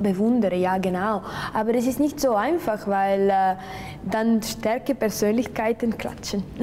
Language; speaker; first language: German; non-native, local second language; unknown